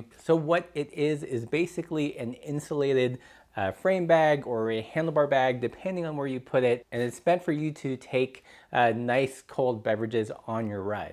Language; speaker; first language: English; native; English